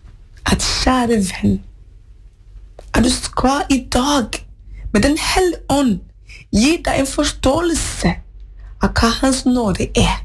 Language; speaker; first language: Norwegian; non-native, fluent; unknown